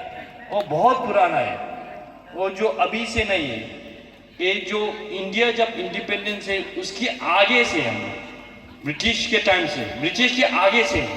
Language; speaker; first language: Hindi; non-native, fluent; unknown